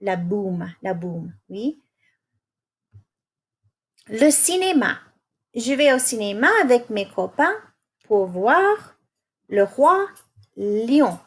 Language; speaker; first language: French; non-native, fluent; English